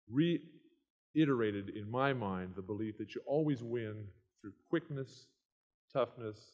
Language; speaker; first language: English; native; English